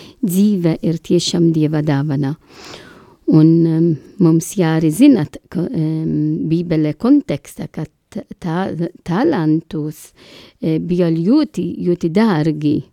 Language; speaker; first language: Latvian; non-native, learner; Italian